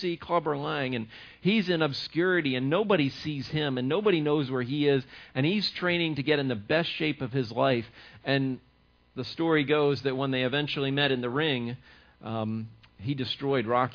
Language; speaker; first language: English; native; English